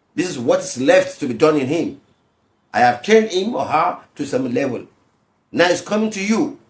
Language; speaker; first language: English; non-native, local second language; Yoruba